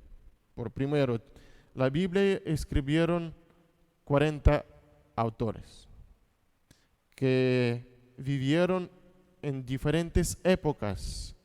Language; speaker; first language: Spanish; non-native, fluent; Russian